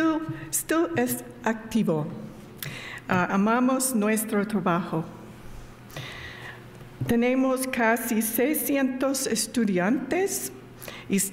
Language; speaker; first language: Spanish; non-native, learner; English